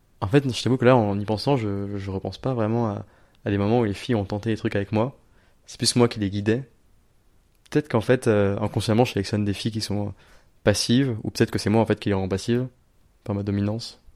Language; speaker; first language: French; native; French